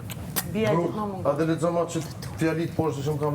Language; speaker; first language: Albanian; native; Albanian